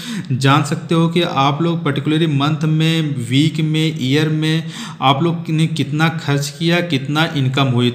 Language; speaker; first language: Hindi; native; Hindi